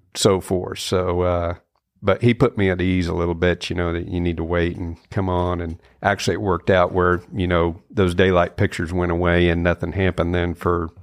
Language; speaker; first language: English; native; English